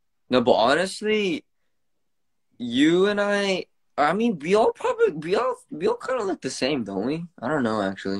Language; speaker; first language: English; early bilingual, other home language; Korean